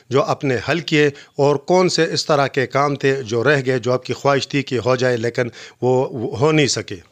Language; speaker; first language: Urdu; non-native, local second language; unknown